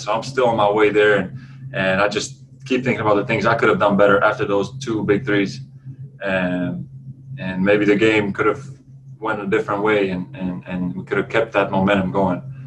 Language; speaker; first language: English; non-native, fluent; Latvian